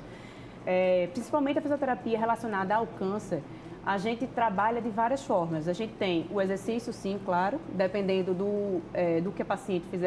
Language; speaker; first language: Portuguese; native; Portuguese